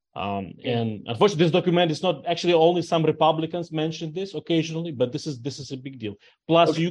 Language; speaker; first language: English; non-native, fluent; Ukrainian